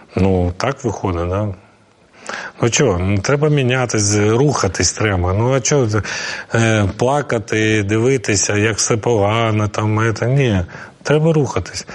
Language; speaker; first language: Ukrainian; non-native, local second language; Russian